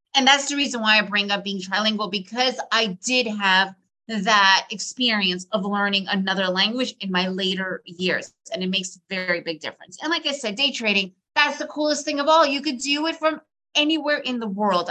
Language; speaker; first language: English; early bilingual, other home language; Russian